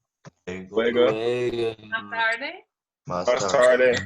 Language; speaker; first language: Spanish; non-native, fluent; English